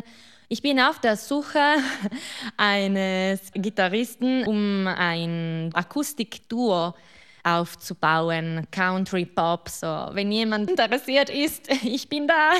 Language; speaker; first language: German; non-native, fluent; Italian